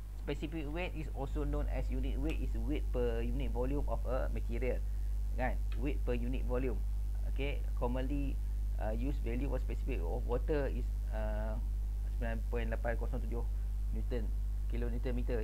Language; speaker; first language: English; non-native, local second language; Malay